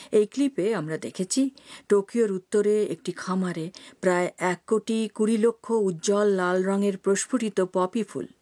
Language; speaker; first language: Bangla; native; Bangla